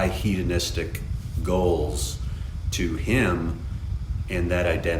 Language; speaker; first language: English; native; English